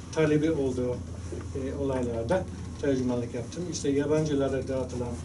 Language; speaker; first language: Turkish; non-native, fluent; English